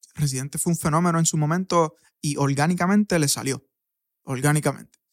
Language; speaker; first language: Spanish; native; Spanish